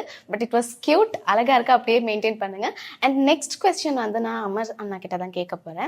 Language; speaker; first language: Tamil; native; Tamil